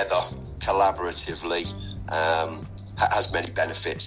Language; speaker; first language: English; native; English